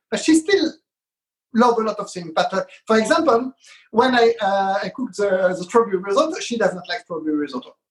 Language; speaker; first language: English; non-native, fluent; Hebrew